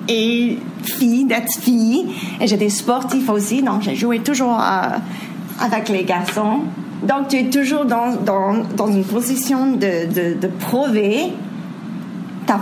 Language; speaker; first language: French; non-native, fluent; English